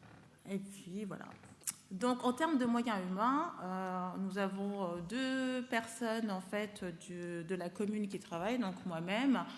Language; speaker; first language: French; native; French